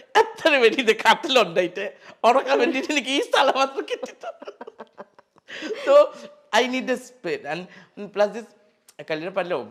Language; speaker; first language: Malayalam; non-native, fluent; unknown